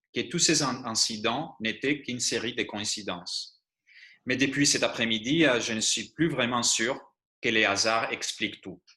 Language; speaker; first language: French; non-native, fluent; Greek